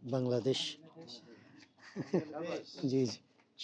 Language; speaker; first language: Hindi; non-native, fluent; Bangla